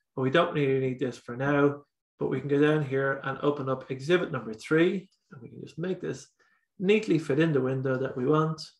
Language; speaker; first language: English; native; English